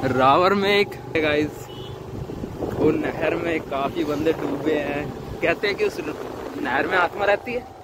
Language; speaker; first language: Hindi; native; Hindi